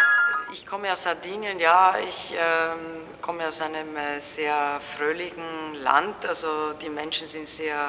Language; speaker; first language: German; non-native, fluent; Italian